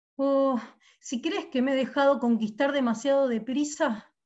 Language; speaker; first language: Spanish; native; Spanish